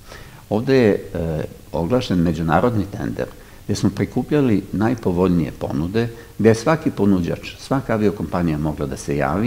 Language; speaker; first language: Serbian; native; Serbian